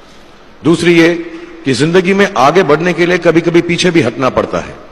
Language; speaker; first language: Hindi; native; Hindi